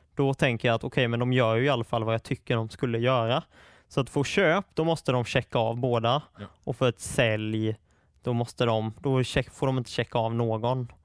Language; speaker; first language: Swedish; native; Swedish